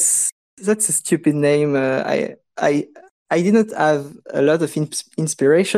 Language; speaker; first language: English; non-native, fluent; French